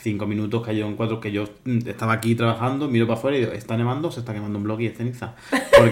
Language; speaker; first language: Spanish; native; Spanish